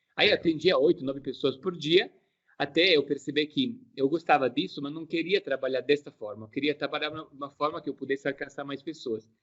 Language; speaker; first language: Portuguese; non-native, fluent; Italian